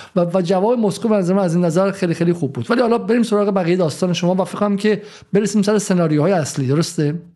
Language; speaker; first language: Persian; native; Persian